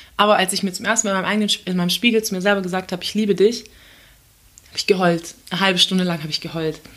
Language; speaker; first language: German; early bilingual, other home language; Turkish